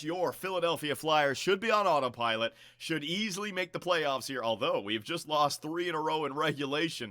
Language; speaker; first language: English; native; English